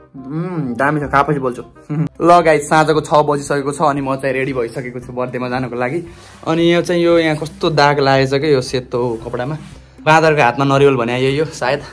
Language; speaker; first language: Nepali; native; Nepali